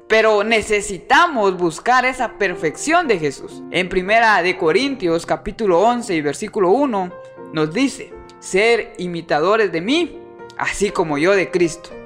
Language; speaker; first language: Spanish; native; Spanish